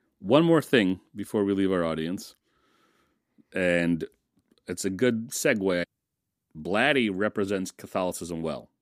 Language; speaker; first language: English; early bilingual, other home language; Russian